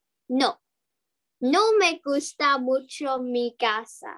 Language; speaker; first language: Spanish; non-native, learner; English